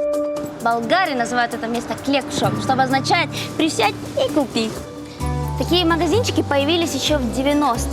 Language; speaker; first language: Russian; native; Russian